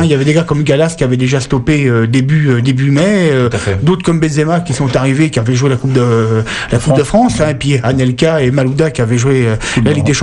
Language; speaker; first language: French; native; French